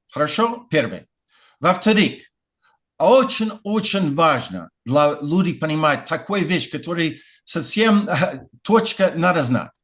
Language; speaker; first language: Russian; non-native, fluent; English